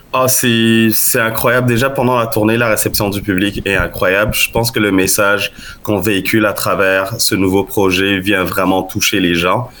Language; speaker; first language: French; non-native, local second language; Lingala